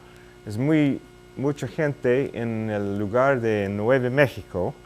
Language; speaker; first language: Spanish; non-native, learner; English